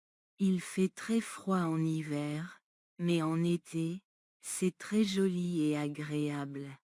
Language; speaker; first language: French; non-native, learner; Bangla